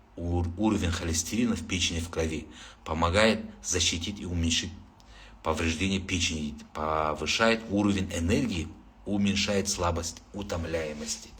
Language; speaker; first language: Russian; non-native, local second language; Kazakh